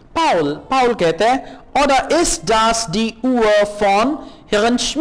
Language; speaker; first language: German; non-native, fluent; Urdu